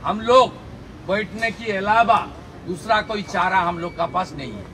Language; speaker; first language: Hindi; non-native, local second language; Bangla